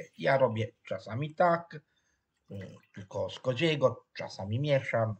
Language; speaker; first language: Polish; non-native, fluent; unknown